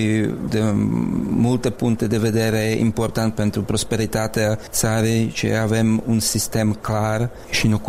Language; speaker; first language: Romanian; non-native, learner; Czech